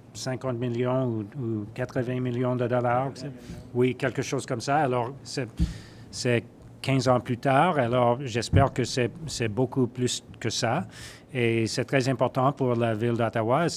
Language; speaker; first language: French; non-native, learner; English